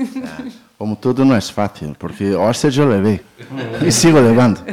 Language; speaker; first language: Spanish; non-native, learner; Portuguese